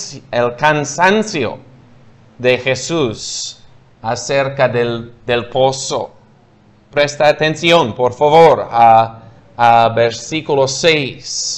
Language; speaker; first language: Spanish; non-native, fluent; English